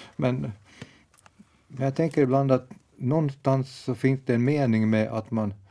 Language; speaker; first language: Swedish; native; Swedish